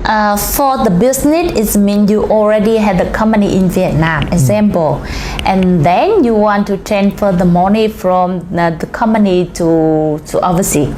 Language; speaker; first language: English; non-native, learner; Vietnamese